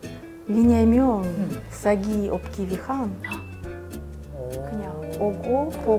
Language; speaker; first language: Korean; non-native, fluent; Russian